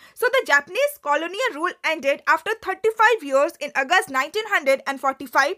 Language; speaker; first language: Hindi; native; Hindi